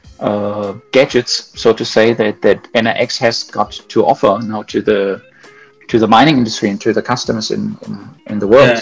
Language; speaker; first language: English; non-native, fluent; German